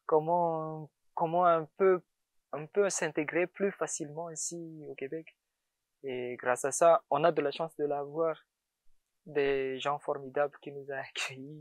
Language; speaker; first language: French; non-native, local second language; Malagasy